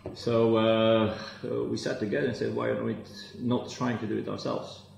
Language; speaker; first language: English; non-native, fluent; Dutch